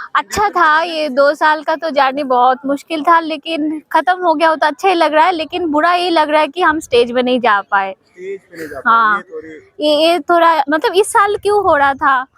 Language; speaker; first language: Hindi; non-native, local second language; Bangla